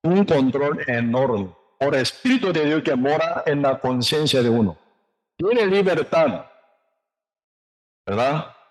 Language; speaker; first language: Spanish; non-native, learner; Korean